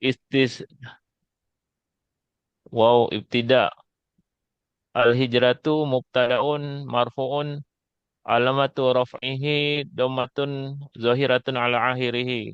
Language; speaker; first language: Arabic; non-native, learner; Indonesian